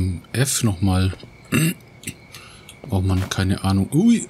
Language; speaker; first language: German; native; German